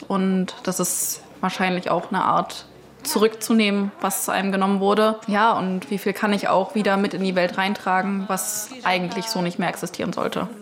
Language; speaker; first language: German; native; German